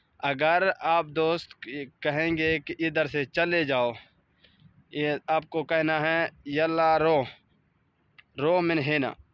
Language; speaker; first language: Urdu; non-native, local second language; Baluchi